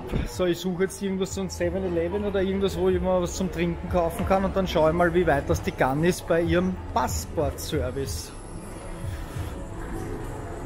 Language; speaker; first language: German; native; German